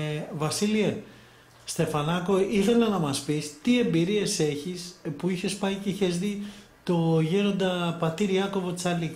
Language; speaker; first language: Greek; native; Greek